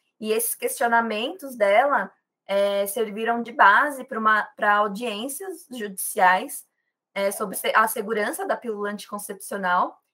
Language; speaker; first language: Portuguese; native; Portuguese